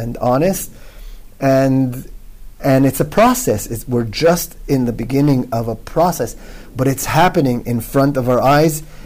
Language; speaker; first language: English; non-native, fluent; Hebrew